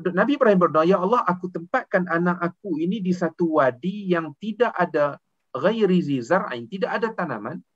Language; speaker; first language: Malay; native; Malay